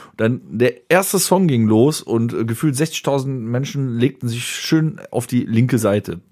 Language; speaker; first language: German; native; German